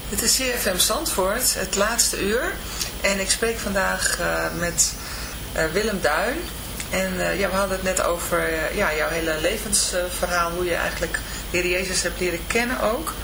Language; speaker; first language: Dutch; native; Dutch